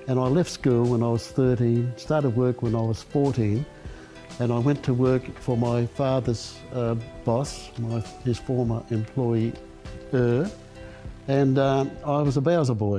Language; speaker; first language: English; native; English